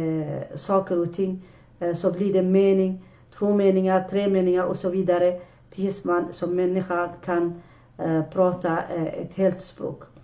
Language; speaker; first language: Swedish; non-native, fluent; Arabic